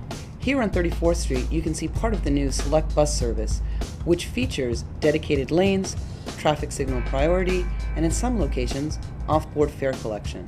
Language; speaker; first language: English; native; English